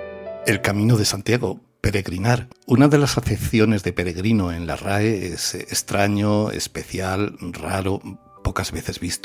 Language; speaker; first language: Spanish; native; Spanish